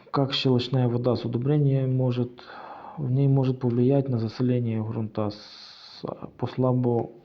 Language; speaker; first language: Russian; non-native, local second language; Ukrainian